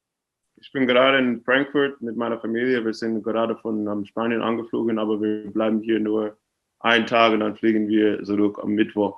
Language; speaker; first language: German; non-native, fluent; English